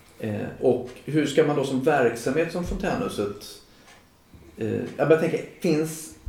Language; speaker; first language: Swedish; native; Swedish